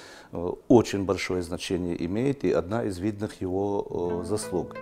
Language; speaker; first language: Russian; non-native, local second language; Chechen